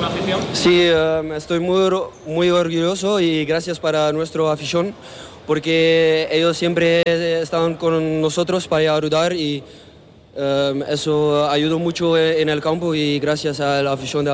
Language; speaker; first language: Spanish; non-native, learner; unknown